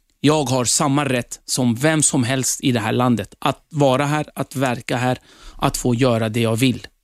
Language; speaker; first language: Swedish; early bilingual, other home language; Kurdish